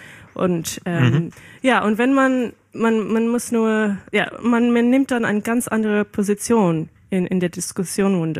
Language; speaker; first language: German; non-native, fluent; English